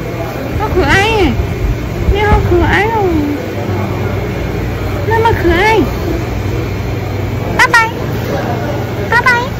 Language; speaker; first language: Chinese; non-native, fluent; Indonesian